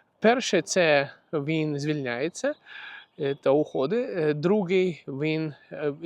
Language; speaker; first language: Ukrainian; non-native, local second language; Russian